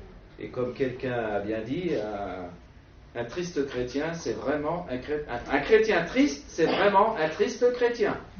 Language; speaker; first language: French; native; French